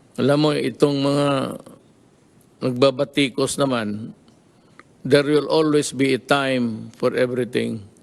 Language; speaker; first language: Filipino; non-native, local second language; Cebuano